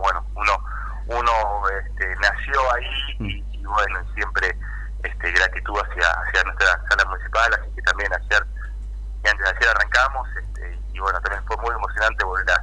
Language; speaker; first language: Spanish; native; Spanish